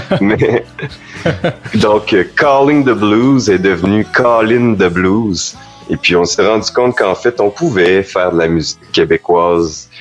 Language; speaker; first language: French; native; French